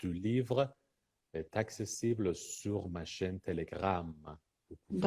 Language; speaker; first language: French; non-native, fluent; Persian